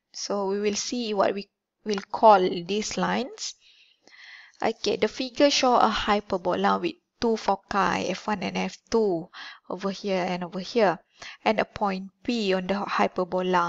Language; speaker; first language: English; non-native, local second language; Malay